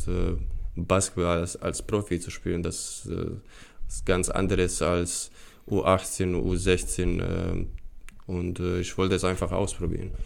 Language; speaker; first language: German; non-native, fluent; Bosnian